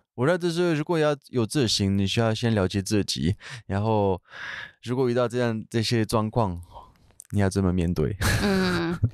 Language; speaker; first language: Chinese; non-native, fluent; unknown